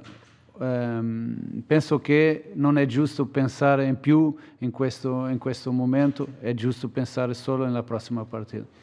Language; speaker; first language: Italian; non-native, fluent; Portuguese